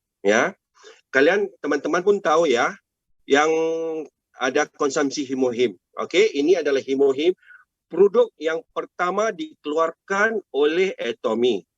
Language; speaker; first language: Malay; non-native, local second language; Chinese